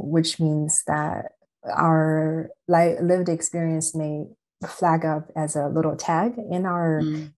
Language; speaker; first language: English; non-native, fluent; Chinese